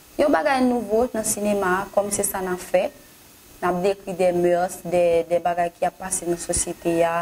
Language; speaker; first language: French; non-native, local second language; Haitian Creole